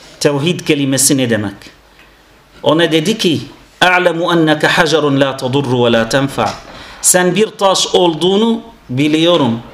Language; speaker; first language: Turkish; non-native, fluent; Arabic